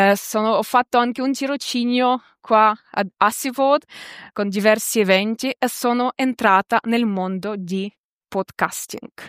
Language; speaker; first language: Italian; non-native, fluent; Ukrainian